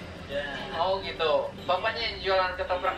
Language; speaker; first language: Indonesian; native; Indonesian